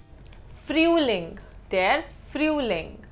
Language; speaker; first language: German; non-native, fluent; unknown